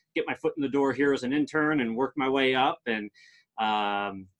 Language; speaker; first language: English; native; English